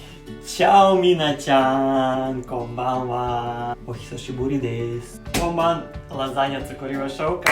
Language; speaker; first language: Japanese; non-native, learner; Serbian